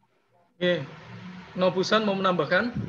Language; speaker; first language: Indonesian; native; Indonesian